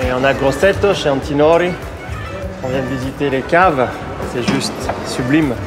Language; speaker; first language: French; native; French